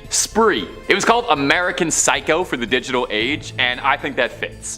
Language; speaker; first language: English; native; English